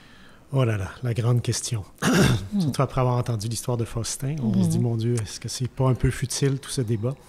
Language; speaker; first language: French; native; French